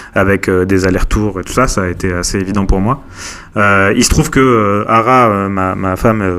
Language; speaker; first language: French; native; French